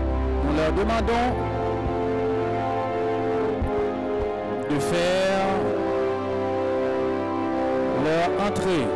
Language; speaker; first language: French; non-native, local second language; Haitian Creole